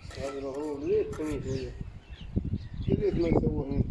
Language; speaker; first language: Arabic; native; Arabic